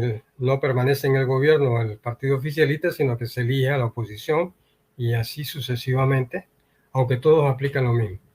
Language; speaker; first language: Spanish; native; Spanish